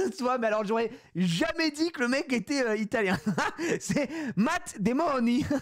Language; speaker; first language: French; native; French